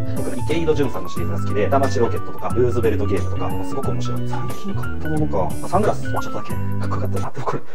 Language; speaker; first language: Japanese; native; Japanese